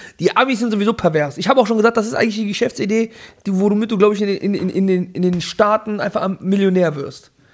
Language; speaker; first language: German; early bilingual, other home language; Italian